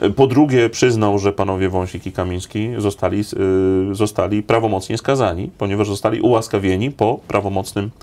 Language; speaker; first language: Polish; native; Polish